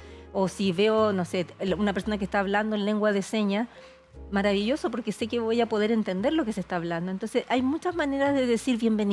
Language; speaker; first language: Spanish; native; Spanish